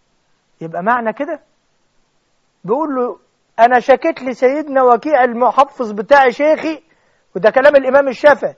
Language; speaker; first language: Arabic; native; Arabic